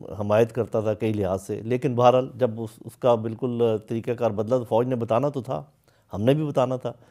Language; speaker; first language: Urdu; native; Urdu